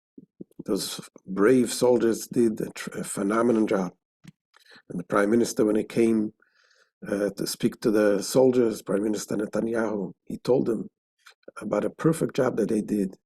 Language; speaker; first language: English; non-native, fluent; Hebrew